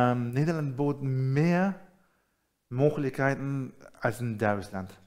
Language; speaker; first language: Dutch; non-native, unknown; Arabic